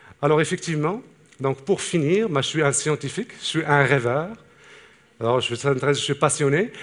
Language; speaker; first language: French; non-native, local second language; Arabic